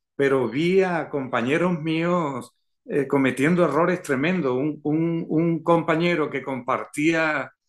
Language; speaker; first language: Spanish; native; Spanish